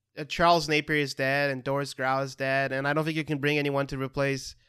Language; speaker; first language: English; non-native, fluent; Portuguese